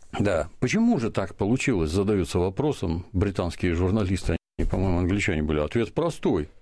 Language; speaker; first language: Russian; native; Russian